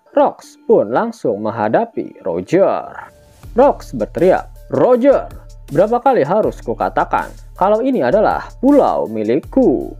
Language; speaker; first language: Indonesian; native; Indonesian